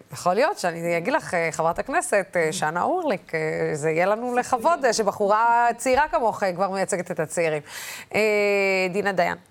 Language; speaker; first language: Hebrew; non-native, local second language; Arabic